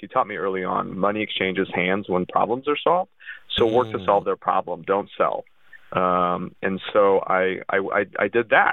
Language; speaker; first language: English; early bilingual, other home language; Russian